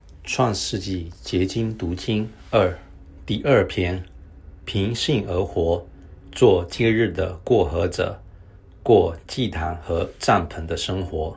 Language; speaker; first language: Chinese; native; Chinese